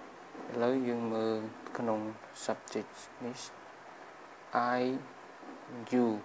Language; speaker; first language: English; non-native, fluent; Khmer